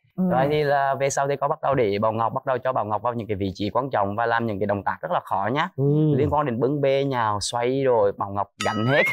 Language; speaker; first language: Vietnamese; native; Vietnamese